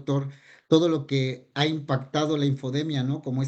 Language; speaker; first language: Spanish; native; Spanish